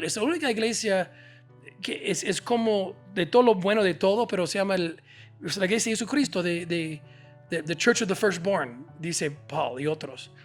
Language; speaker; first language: Spanish; non-native, fluent; English